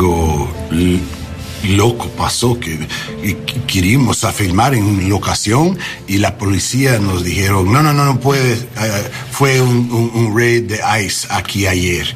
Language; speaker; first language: Spanish; non-native, learner; English